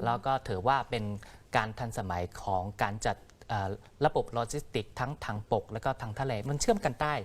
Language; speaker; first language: Thai; non-native, fluent; Chinese